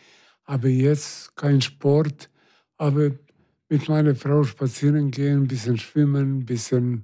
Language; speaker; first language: German; non-native, fluent; Serbian